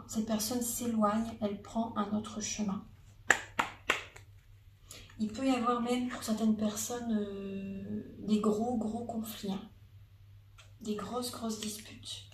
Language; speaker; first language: French; native; French